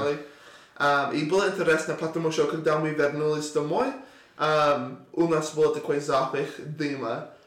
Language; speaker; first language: Russian; non-native, learner; English